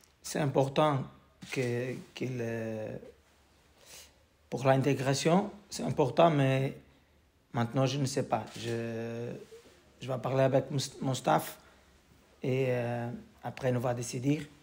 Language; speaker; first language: French; non-native, learner; Portuguese